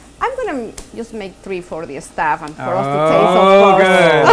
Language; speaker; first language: English; non-native, fluent; Spanish